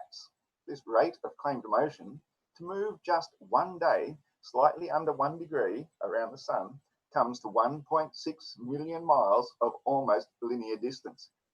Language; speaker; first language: English; native; English